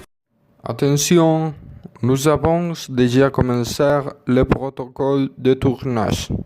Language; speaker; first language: French; non-native, learner; Spanish